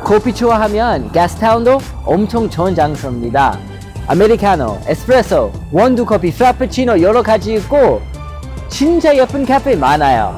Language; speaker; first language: Korean; non-native, fluent; English